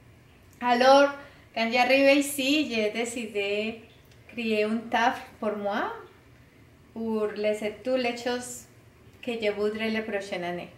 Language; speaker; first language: French; non-native, learner; Spanish